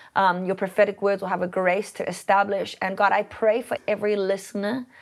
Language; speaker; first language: English; native; English